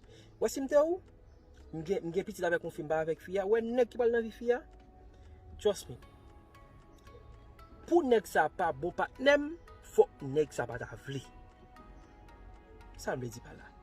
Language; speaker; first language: French; non-native, local second language; Haitian Creole